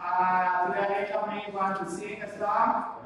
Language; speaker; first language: English; non-native, learner; Vietnamese